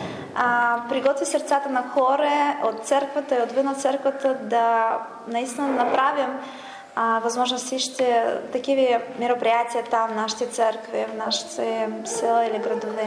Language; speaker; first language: Bulgarian; non-native, fluent; Russian